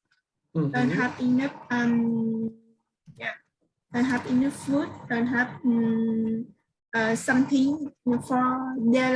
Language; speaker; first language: English; non-native, learner; Vietnamese